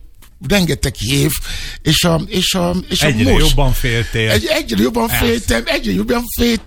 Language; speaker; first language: Hungarian; non-native, fluent; Yoruba